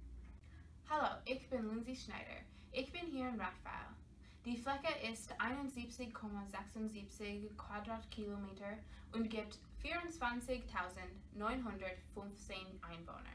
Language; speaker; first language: German; non-native, learner; English